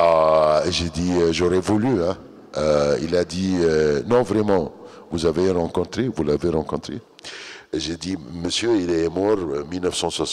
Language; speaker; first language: French; non-native, fluent; Arabic